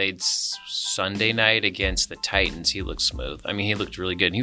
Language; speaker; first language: English; native; English